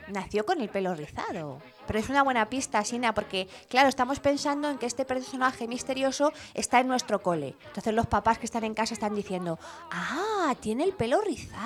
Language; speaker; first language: Spanish; native; Spanish